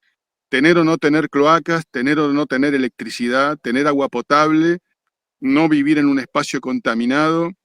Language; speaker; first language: Spanish; native; Spanish